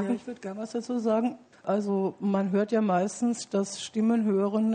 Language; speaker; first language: German; native; German